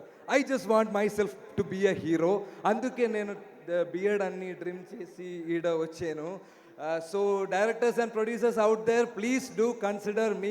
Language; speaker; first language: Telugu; non-native, learner; Malayalam